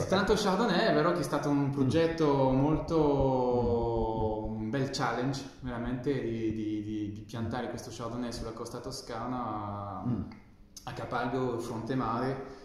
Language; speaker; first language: Italian; non-native, fluent; French